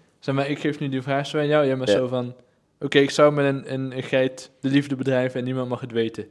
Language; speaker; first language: Dutch; native; Dutch